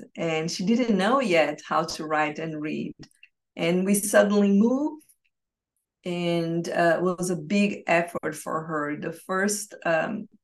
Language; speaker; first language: English; non-native, fluent; Portuguese